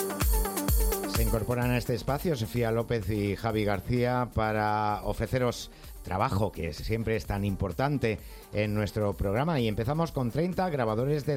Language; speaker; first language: Spanish; native; Spanish